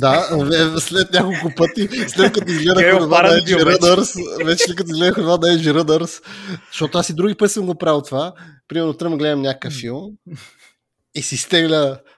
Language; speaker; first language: Bulgarian; native; Bulgarian